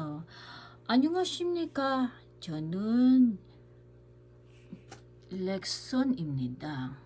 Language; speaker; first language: Korean; non-native, fluent; Filipino